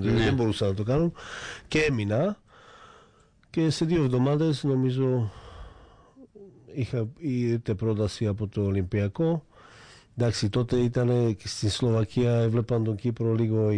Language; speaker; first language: Greek; non-native, fluent; Slovak